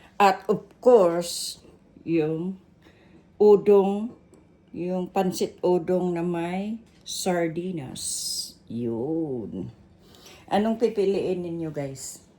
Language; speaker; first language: Filipino; non-native, local second language; Cebuano